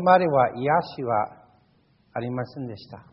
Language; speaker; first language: Japanese; non-native, fluent; English